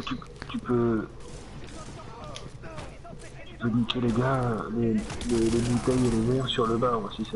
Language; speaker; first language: French; native; French